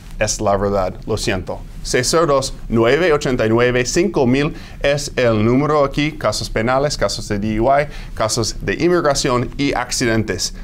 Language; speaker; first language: Spanish; non-native, fluent; English